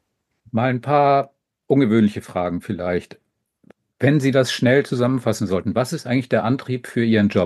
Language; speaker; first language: German; native; German